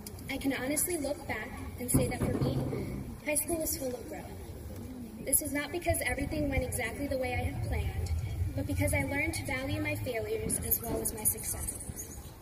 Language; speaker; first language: English; early bilingual, other home language; Spanish